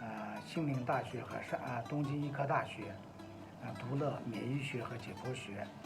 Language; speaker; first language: Chinese; non-native, local second language; Uyghur